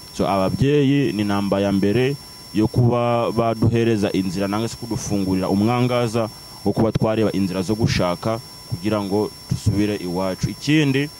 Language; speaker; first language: Kinyarwanda; early bilingual, heritage; Kinyarwanda